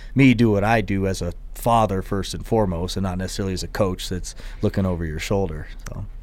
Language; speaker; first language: English; native; English